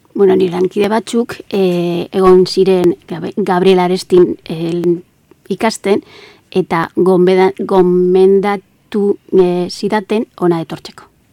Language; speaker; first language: Basque; non-native, local second language; Spanish